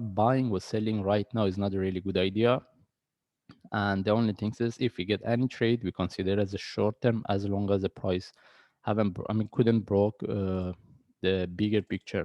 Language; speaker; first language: English; non-native, fluent; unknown